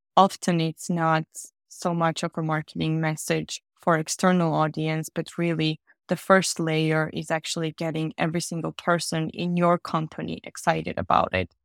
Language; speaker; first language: English; non-native, fluent; Georgian